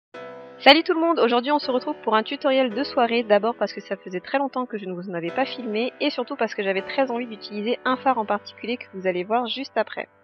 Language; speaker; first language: French; native; French